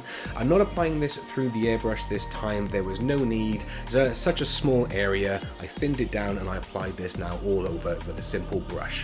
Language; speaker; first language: English; native; English